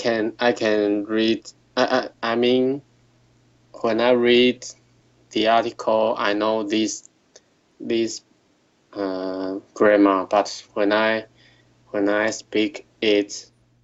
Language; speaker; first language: English; non-native, learner; Chinese